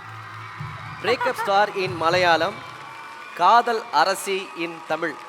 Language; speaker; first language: Tamil; native; Tamil